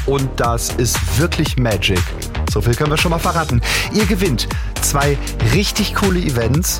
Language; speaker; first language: German; native; German